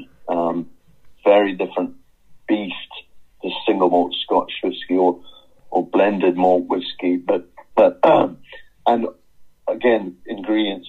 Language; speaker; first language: English; native; English